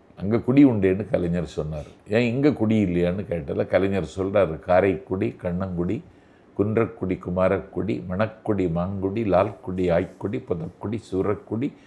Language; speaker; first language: Tamil; native; Tamil